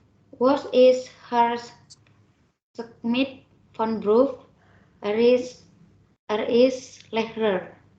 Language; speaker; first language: German; non-native, learner; Indonesian